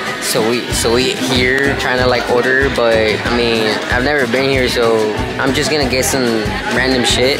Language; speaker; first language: English; early bilingual, other home language; Spanish